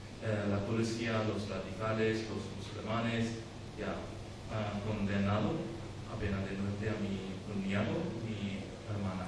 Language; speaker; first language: Spanish; non-native, learner; Urdu